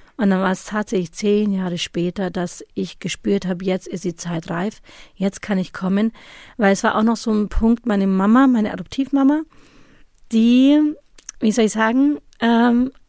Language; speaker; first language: German; native; German